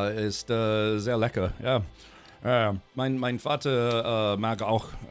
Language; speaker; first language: German; non-native, learner; English